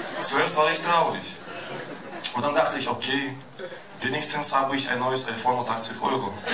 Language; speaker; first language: German; non-native, fluent; Russian